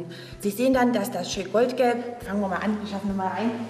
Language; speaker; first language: German; native; German